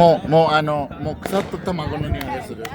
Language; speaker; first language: Japanese; non-native, fluent; English